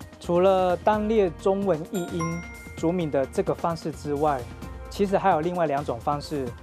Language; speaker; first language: Chinese; native; Chinese